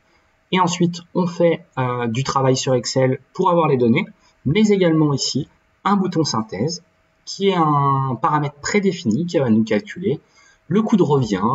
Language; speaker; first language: French; native; French